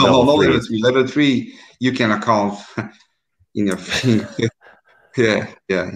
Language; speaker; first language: English; non-native, learner; Portuguese